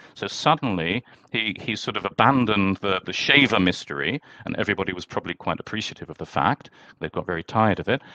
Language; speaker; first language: English; native; English